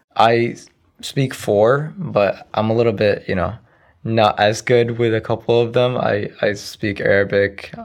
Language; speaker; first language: English; early bilingual, other home language; Arabic